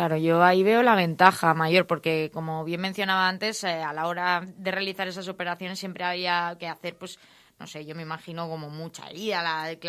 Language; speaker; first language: Spanish; native; Spanish